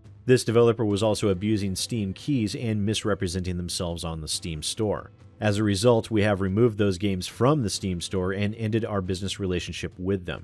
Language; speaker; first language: English; native; English